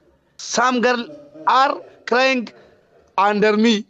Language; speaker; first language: English; non-native, learner; Oromo